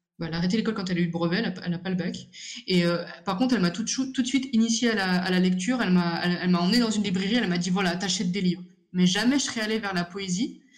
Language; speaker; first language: French; native; French